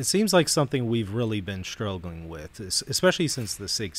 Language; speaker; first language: English; native; English